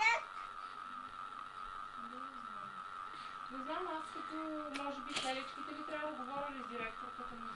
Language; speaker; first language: Bulgarian; native; Bulgarian